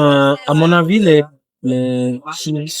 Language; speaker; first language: French; non-native, learner; Portuguese